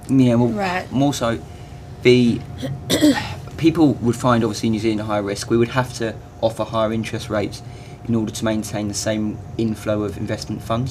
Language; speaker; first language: English; native; English